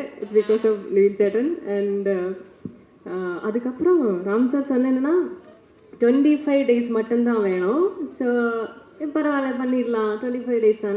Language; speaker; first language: Tamil; non-native, learner; Malayalam